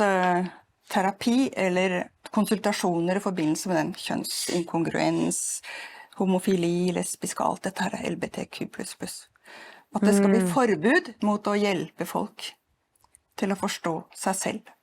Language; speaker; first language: Norwegian; native; Norwegian